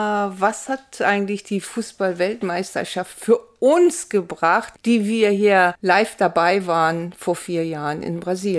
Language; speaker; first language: German; native; German